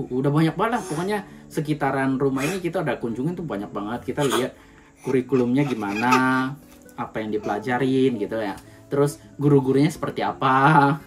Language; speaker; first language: Indonesian; native; Indonesian